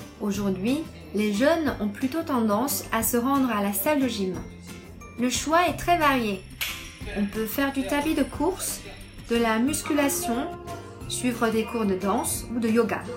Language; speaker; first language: French; non-native, fluent; Chinese